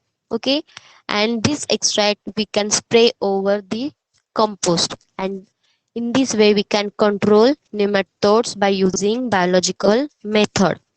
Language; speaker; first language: English; non-native, local second language; Hindi